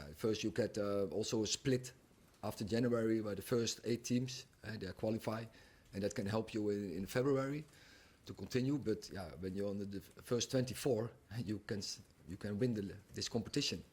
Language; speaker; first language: English; non-native, fluent; Dutch